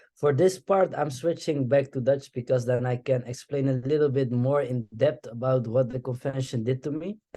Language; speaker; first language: English; non-native, fluent; Dutch